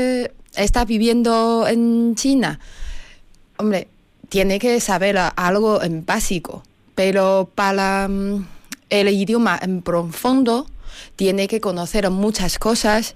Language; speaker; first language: Spanish; non-native, learner; Chinese